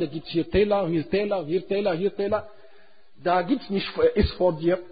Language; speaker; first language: German; non-native, fluent; Arabic